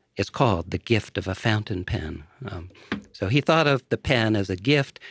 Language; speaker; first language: English; native; English